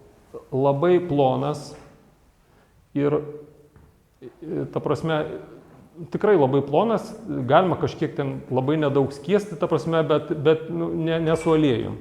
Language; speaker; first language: Lithuanian; native; Lithuanian